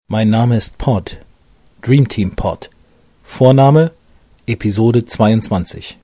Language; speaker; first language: German; native; German